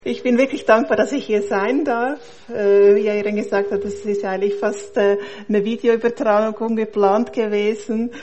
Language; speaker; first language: German; native; German